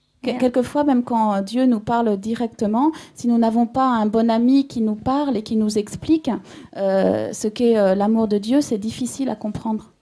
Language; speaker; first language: French; native; French